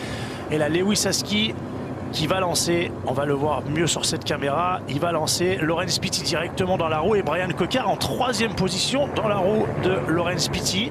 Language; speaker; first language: French; native; French